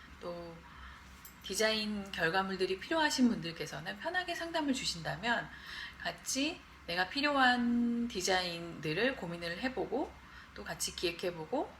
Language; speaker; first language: Korean; native; Korean